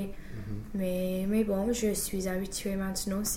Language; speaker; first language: French; non-native, fluent; English